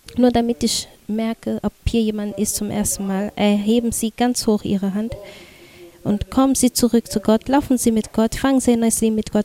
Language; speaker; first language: German; non-native, fluent; Portuguese